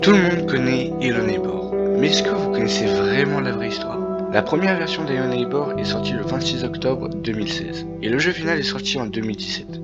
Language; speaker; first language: French; native; French